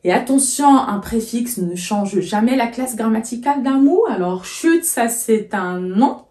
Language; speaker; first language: French; non-native, local second language; Arabic